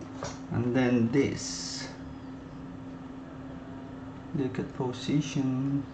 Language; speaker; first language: English; non-native, fluent; Spanish